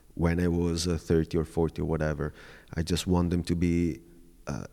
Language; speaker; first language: English; non-native, fluent; Italian